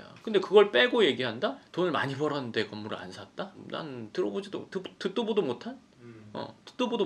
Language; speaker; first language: Korean; native; Korean